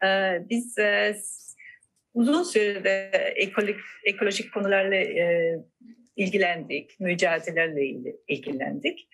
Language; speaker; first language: Turkish; non-native, fluent; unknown